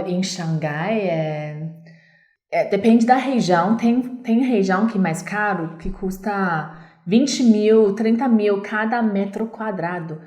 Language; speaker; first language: Portuguese; non-native, learner; Chinese